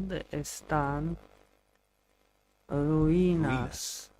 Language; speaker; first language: Spanish; non-native, learner; English